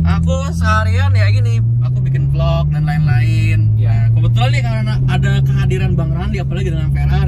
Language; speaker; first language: Indonesian; native; Indonesian